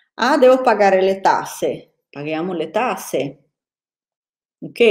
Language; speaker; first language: Italian; non-native, fluent; Portuguese